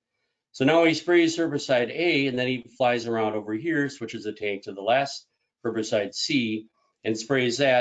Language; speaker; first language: English; native; English